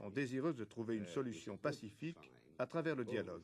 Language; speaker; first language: French; non-native, fluent; Turkish